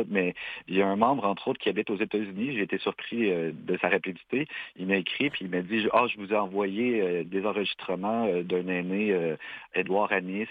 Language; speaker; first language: French; native; French